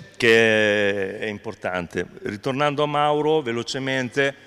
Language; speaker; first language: Italian; native; Italian